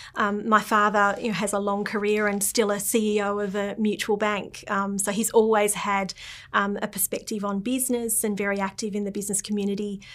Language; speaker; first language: English; native; English